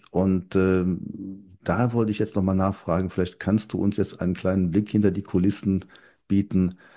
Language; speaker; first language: German; native; German